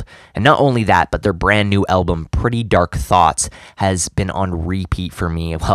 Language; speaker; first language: English; native; English